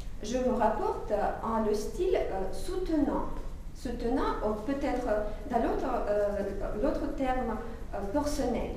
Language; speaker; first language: French; non-native, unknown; Russian